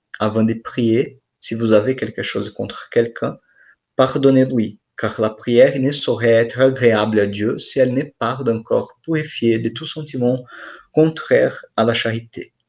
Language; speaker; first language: French; non-native, fluent; Portuguese